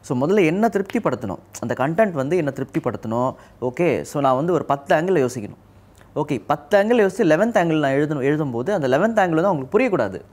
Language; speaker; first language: Tamil; native; Tamil